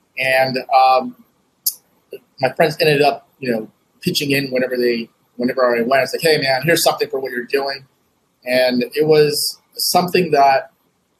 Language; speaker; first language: English; native; English